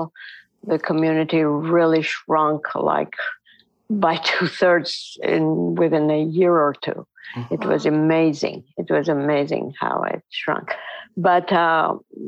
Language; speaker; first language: English; non-native, fluent; Ladino